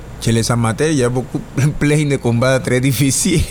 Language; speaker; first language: French; non-native, learner; Spanish